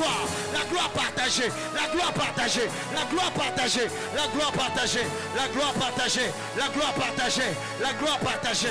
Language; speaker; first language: French; non-native, local second language; Lingala